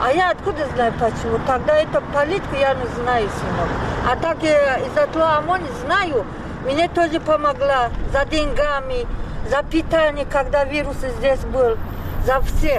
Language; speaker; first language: Russian; non-native, learner; Tajik